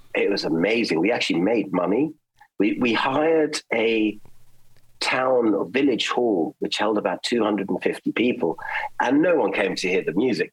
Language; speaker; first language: English; early bilingual, other home language; German